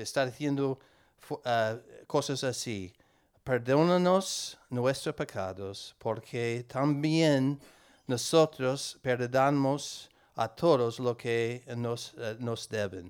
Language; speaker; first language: Spanish; non-native, learner; English